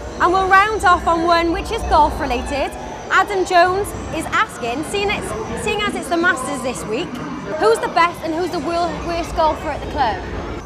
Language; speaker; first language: English; native; English